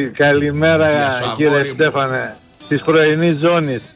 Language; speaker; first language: Greek; native; Greek